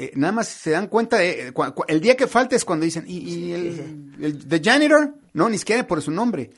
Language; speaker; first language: Spanish; native; Spanish